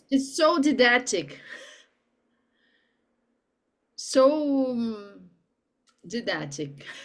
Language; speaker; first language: English; non-native, learner; Portuguese